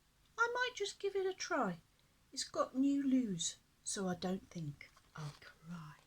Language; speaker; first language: English; native; English